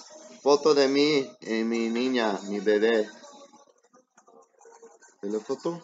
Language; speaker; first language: Spanish; early bilingual, heritage; English